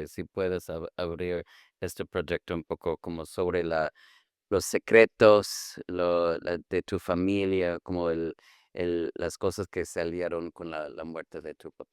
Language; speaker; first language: Spanish; non-native, fluent; English